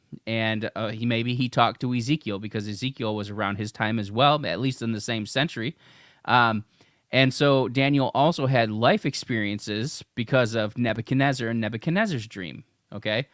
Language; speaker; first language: English; native; English